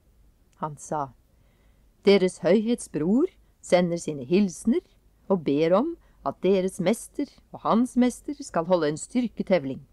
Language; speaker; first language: Norwegian; native; Norwegian